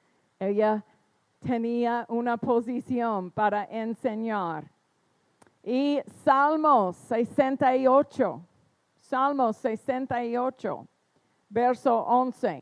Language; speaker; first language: Spanish; non-native, fluent; English